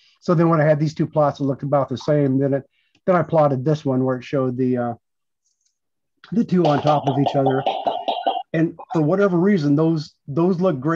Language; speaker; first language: English; native; English